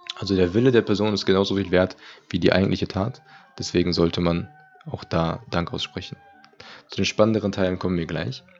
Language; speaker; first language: German; early bilingual, other home language; Turkish